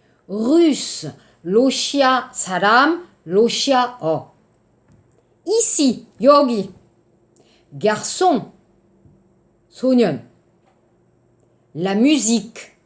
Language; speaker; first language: Korean; non-native, fluent; French